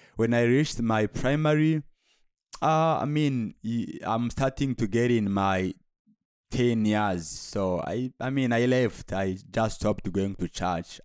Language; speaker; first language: English; non-native, local second language; Kinyarwanda